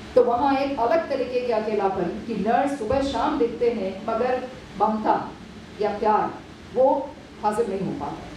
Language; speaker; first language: Hindi; non-native, local second language; Malayalam